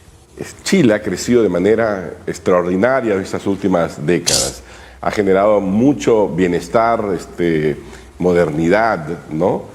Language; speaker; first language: Spanish; native; Spanish